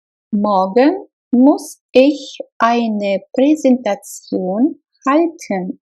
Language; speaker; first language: German; non-native, fluent; Russian